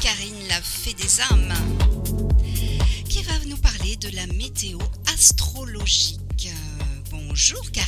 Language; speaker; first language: French; native; French